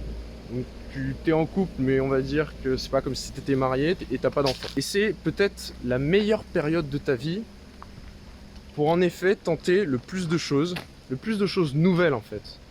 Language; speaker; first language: French; native; French